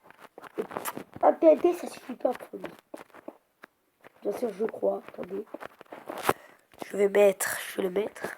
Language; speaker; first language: French; early bilingual, other home language; Arabic